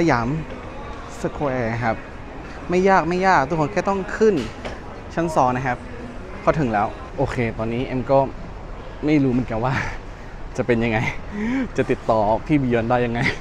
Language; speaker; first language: Thai; non-native, fluent; Indonesian